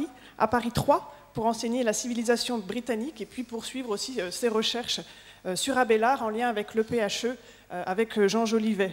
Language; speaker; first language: French; native; French